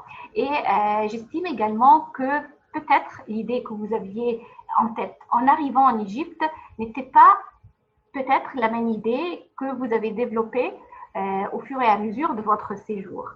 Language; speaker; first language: French; non-native, fluent; Arabic